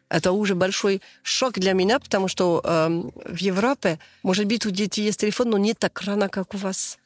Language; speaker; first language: Russian; non-native, learner; French